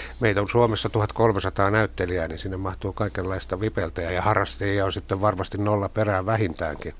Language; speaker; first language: Finnish; native; Finnish